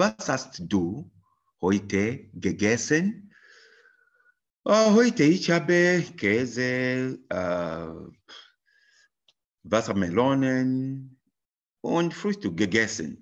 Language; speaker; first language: German; non-native, learner; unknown